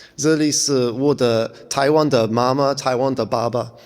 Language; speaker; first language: Chinese; non-native, learner; English